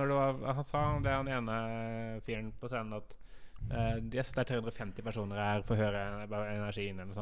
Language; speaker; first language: Norwegian; native; Norwegian